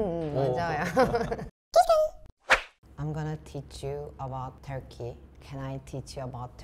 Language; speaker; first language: English; non-native, fluent; Turkish